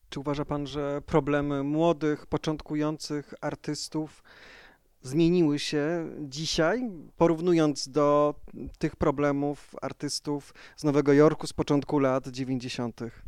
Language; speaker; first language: Polish; native; Polish